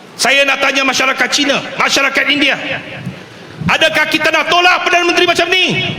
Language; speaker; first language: Malay; non-native, local second language; Chinese